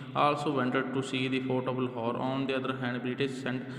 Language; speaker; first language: English; non-native, local second language; Punjabi